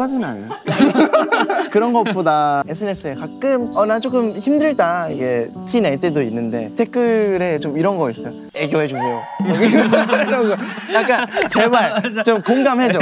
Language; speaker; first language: Korean; non-native, fluent; Thai